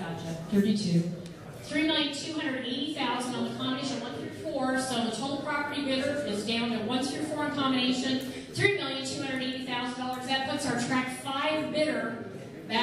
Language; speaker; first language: English; native; English